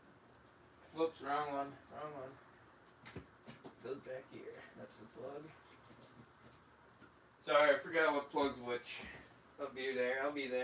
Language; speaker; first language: English; native; English